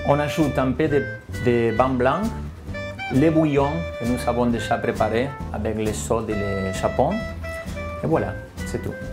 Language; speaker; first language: French; non-native, fluent; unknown